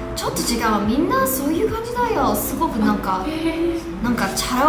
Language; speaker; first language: Japanese; non-native, learner; English